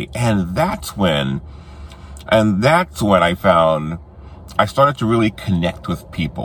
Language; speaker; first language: English; native; English